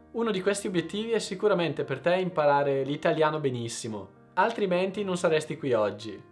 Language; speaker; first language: Italian; native; Italian